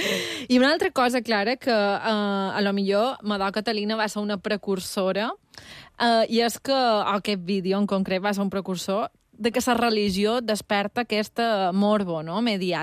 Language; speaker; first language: Catalan; native; Catalan